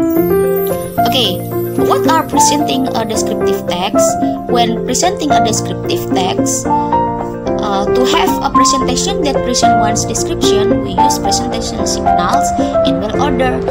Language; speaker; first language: English; non-native, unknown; Indonesian